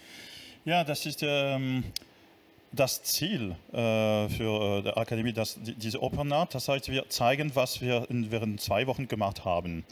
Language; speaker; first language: German; non-native, fluent; French